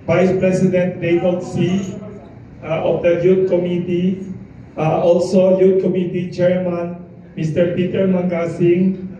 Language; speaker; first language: English; non-native, local second language; Filipino